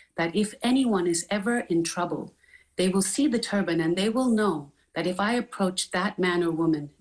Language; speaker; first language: English; native; English